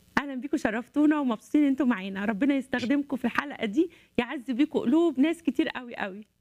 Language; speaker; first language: Arabic; native; Arabic